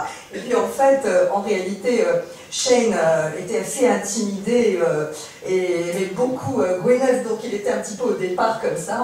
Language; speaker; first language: French; native; French